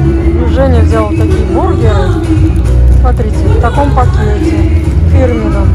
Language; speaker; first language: Russian; native; Russian